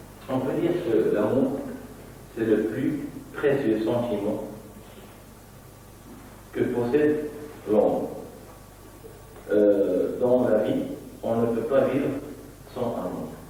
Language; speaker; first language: French; non-native, local second language; Arabic